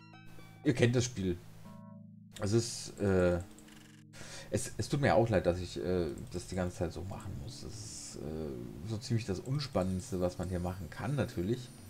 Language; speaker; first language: German; native; German